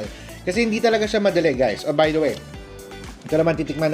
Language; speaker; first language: Filipino; native; Filipino